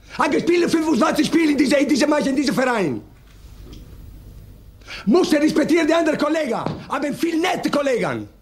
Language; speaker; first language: German; non-native, learner; Italian